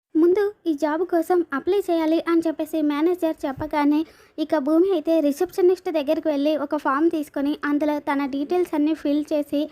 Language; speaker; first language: Telugu; native; Telugu